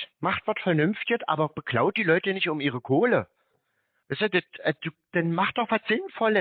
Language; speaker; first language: German; native; German